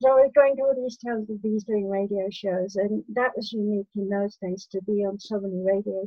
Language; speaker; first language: English; native; English